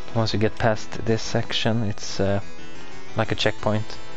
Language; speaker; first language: English; non-native, fluent; Swedish